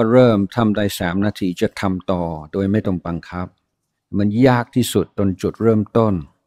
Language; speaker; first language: Thai; non-native, fluent; English